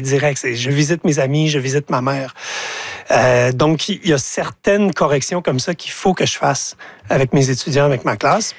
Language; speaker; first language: French; native; French